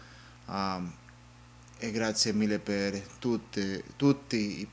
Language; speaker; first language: Italian; non-native, learner; English